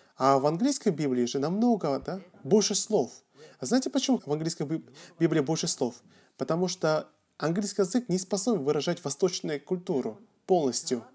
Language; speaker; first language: Russian; non-native, fluent; Korean